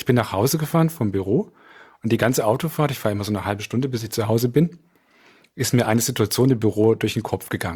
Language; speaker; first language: German; native; German